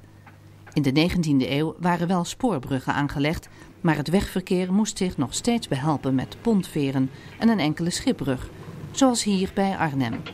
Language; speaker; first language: Dutch; native; Dutch